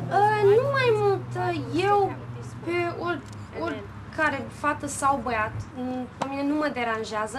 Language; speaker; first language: Romanian; early bilingual, heritage; Romanian